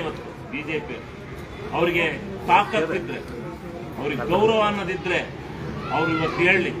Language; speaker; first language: Kannada; native; Kannada